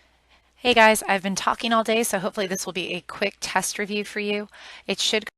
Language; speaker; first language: English; native; English